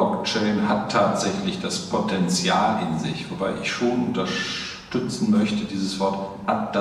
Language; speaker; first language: German; native; German